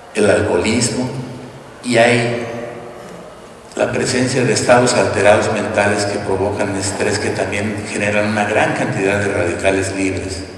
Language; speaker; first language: Spanish; native; Spanish